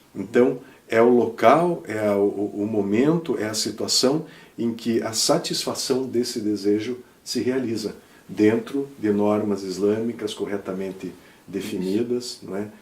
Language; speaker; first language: Portuguese; native; Portuguese